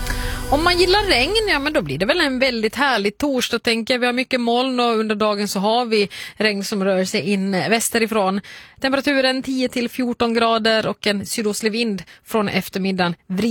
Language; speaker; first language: Swedish; native; Swedish